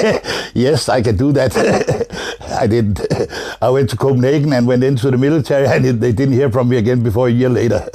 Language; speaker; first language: English; non-native, fluent; Danish